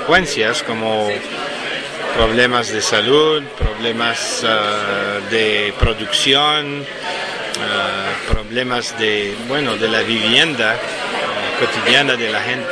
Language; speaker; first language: Spanish; non-native, fluent; French